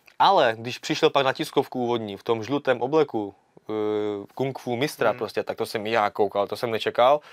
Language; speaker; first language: Czech; early bilingual, other home language; Vietnamese